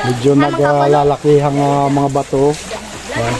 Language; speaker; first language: Filipino; native; Filipino